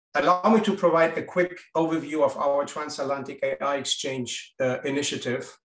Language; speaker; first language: English; non-native, fluent; German